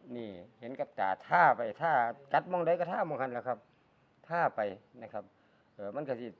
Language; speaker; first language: Thai; native; Thai